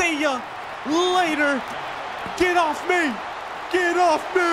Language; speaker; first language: English; native; English